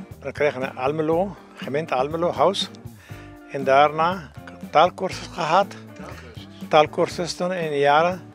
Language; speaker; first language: Dutch; non-native, learner; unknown